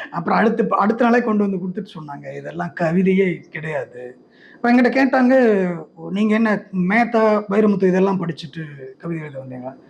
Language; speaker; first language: Tamil; non-native, local second language; Malayalam